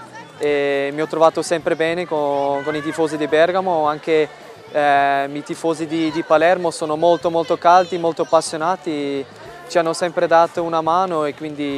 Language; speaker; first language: Italian; non-native, fluent; German